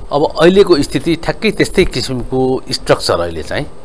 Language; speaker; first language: Nepali; native; Nepali